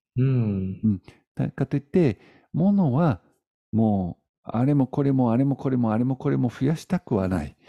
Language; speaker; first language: Japanese; non-native, fluent; English